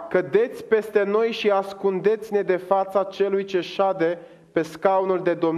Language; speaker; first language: Romanian; native; Romanian